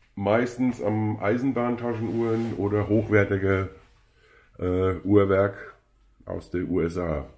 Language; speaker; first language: German; non-native, fluent; English